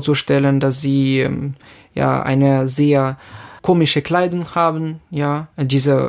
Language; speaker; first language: German; non-native, fluent; Ukrainian